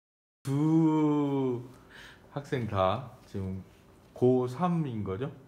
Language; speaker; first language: Korean; native; Korean